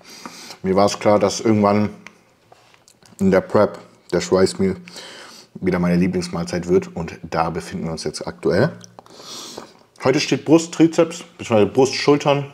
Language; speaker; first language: German; native; German